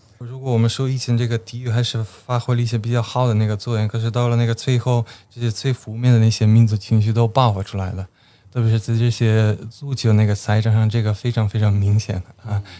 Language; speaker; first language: Chinese; non-native, fluent; Slovenian